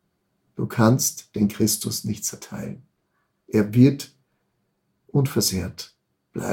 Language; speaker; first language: German; native; German